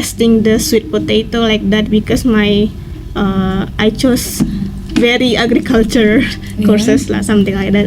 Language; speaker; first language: English; non-native, learner; Indonesian